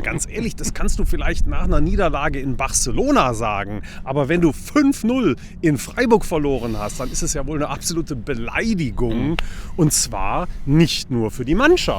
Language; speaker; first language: German; native; German